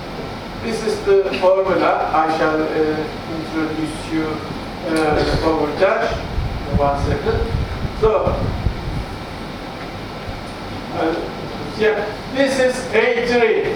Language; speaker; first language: English; non-native, fluent; Turkish